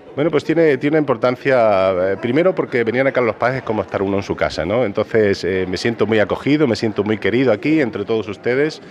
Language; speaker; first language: Spanish; native; Spanish